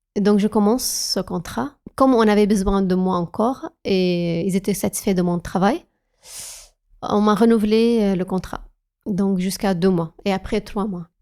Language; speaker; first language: French; non-native, fluent; Arabic